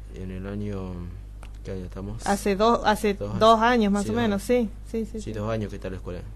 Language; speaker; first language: Spanish; native; Spanish